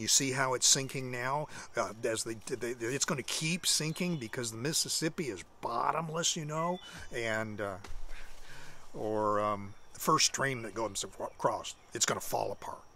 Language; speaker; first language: English; native; English